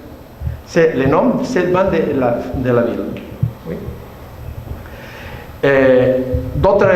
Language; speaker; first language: French; non-native, learner; Spanish